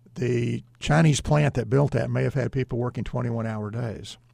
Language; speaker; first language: English; native; English